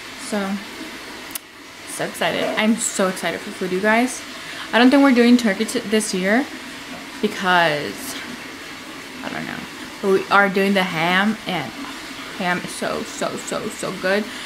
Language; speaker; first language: English; early bilingual, other home language; Spanish